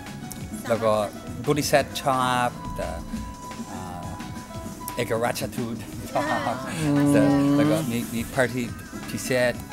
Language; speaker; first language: Thai; non-native, learner; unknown